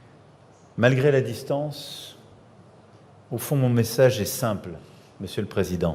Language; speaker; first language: French; native; French